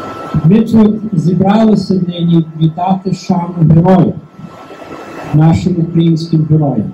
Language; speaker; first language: Ukrainian; early bilingual, heritage; Ukrainian